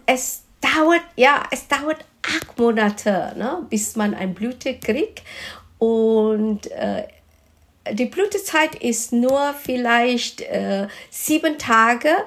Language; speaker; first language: German; non-native, fluent; Malay